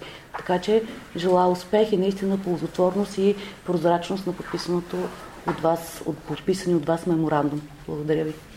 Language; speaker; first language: Bulgarian; native; Bulgarian